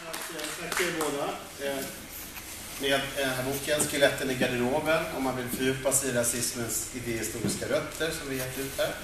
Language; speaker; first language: Swedish; native; Swedish